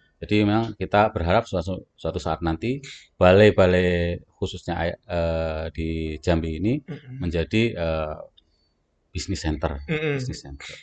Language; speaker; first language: Indonesian; non-native, local second language; Javanese